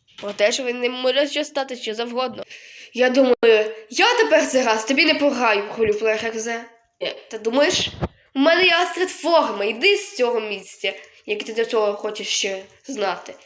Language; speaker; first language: Ukrainian; native; Ukrainian